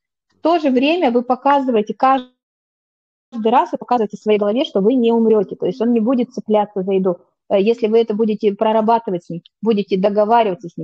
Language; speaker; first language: Russian; native; Russian